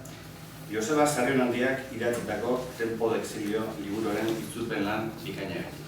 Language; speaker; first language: Basque; native; Basque